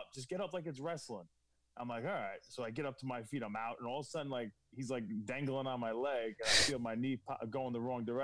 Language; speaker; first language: English; native; English